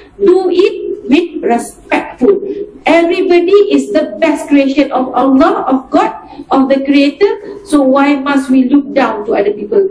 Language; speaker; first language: English; non-native, local second language; Malay